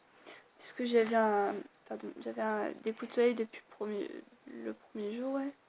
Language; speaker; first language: French; native; French